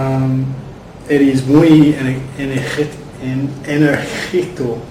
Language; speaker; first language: Spanish; non-native, learner; English